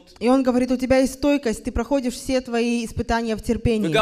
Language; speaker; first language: Russian; native; Russian